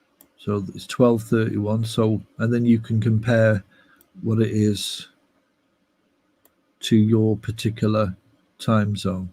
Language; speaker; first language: English; native; English